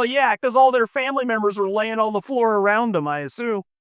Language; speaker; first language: English; native; English